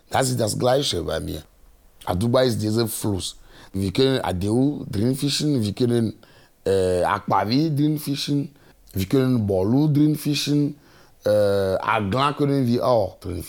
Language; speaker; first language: German; non-native, learner; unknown